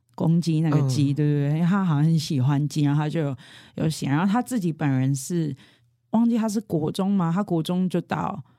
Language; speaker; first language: Chinese; non-native, local second language; Hakka Chinese